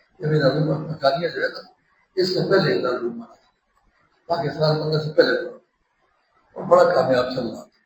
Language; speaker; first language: Urdu; non-native, local second language; Pashto